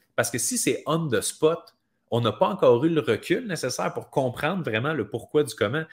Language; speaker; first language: French; native; French